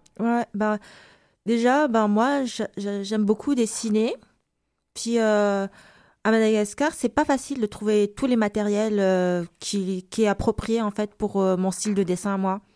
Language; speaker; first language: French; non-native, local second language; Malagasy